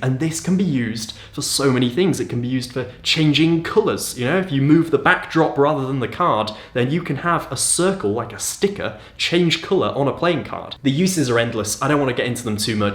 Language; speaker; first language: English; native; English